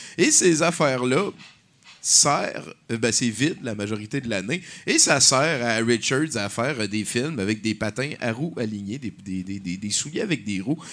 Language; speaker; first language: French; native; French